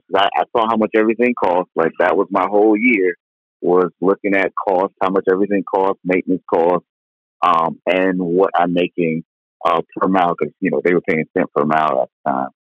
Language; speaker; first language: English; native; English